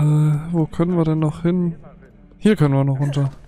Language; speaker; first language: German; native; German